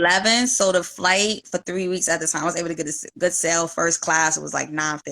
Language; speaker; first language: English; native; English